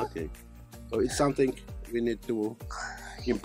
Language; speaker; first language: English; non-native, fluent; Polish